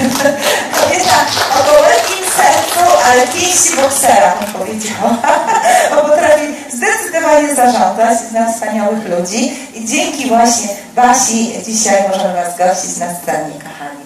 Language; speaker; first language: Polish; native; Polish